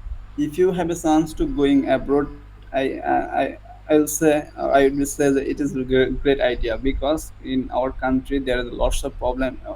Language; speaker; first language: English; non-native, learner; Bangla